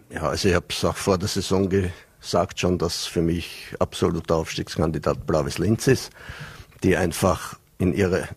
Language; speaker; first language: German; native; German